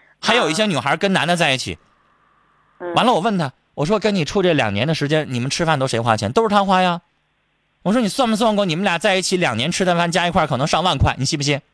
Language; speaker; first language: Chinese; native; Chinese